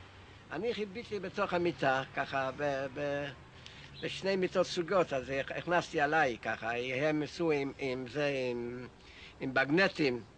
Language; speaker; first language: Hebrew; non-native, learner; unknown